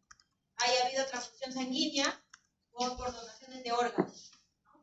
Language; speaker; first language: Spanish; native; Spanish